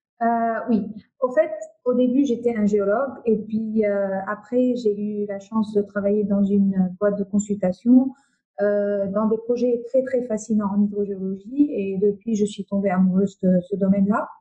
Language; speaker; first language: French; non-native, local second language; Arabic